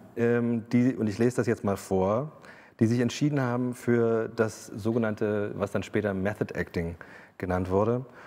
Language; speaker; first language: German; native; German